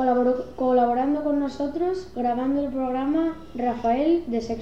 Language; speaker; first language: Spanish; native; Spanish